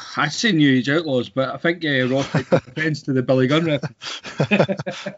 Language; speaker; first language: English; native; English